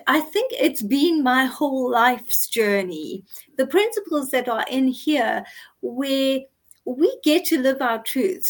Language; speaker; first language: English; native; English